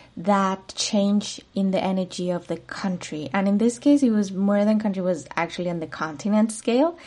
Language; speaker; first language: English; non-native, fluent; Spanish